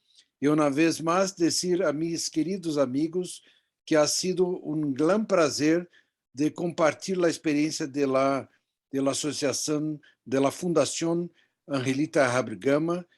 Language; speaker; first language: Portuguese; non-native, fluent; Spanish